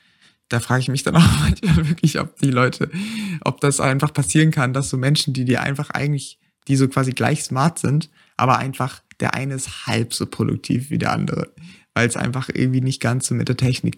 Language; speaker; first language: German; native; German